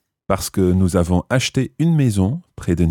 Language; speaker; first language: French; non-native, fluent; English